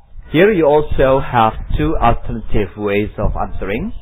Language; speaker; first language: English; non-native, fluent; Indonesian